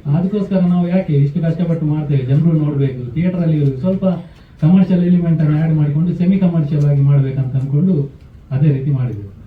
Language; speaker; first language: Kannada; non-native, local second language; Tulu